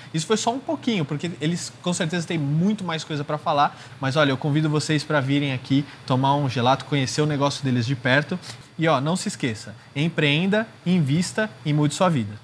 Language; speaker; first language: Portuguese; native; Portuguese